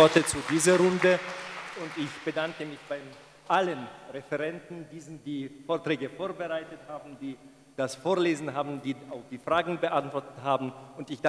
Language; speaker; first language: German; non-native, fluent; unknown